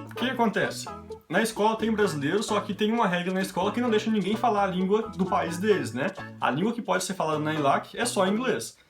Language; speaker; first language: Portuguese; native; Portuguese